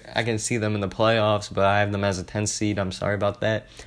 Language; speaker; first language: English; native; English